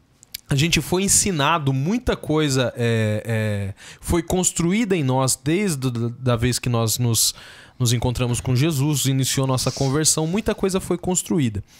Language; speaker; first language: Portuguese; native; Portuguese